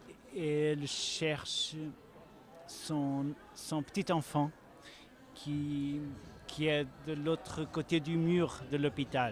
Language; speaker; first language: French; non-native, learner; Portuguese